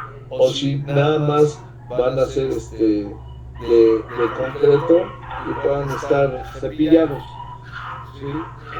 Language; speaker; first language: Spanish; native; Spanish